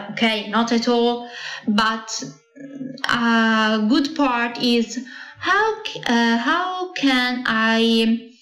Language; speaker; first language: English; non-native, learner; Italian